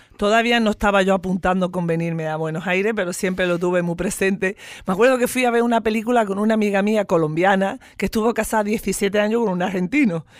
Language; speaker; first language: Spanish; native; Spanish